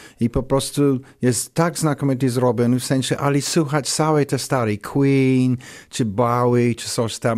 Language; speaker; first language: Polish; non-native, learner; English